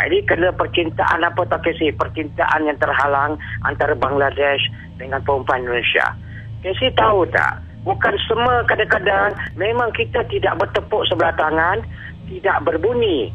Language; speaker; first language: Malay; native; Malay